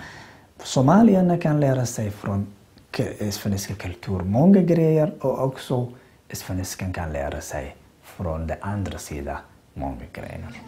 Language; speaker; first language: Swedish; non-native, learner; Somali